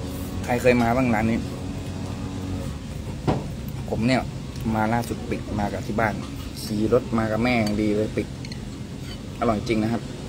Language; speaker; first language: Thai; native; Thai